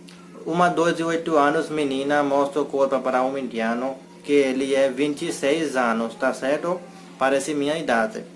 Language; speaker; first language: Portuguese; non-native, learner; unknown